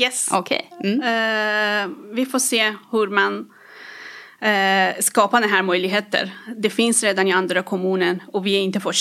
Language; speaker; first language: Swedish; non-native, fluent; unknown